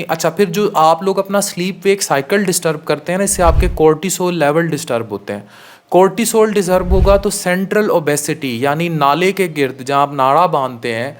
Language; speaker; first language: Urdu; native; Urdu